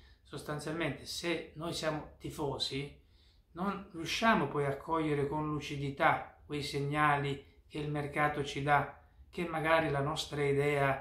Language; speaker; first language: Italian; native; Italian